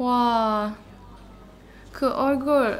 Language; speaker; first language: Korean; non-native, learner; Indonesian